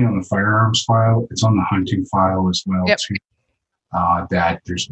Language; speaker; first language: English; native; English